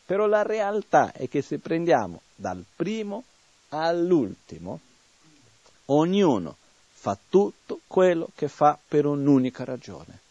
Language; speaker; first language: Italian; non-native, fluent; Portuguese